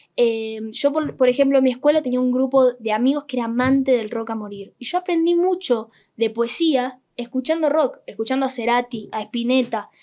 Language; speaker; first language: Spanish; native; Spanish